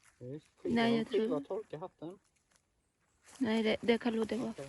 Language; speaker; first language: Swedish; non-native, learner; Thai